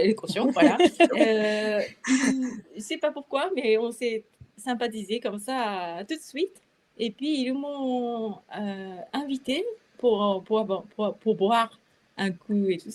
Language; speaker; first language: French; non-native, fluent; Japanese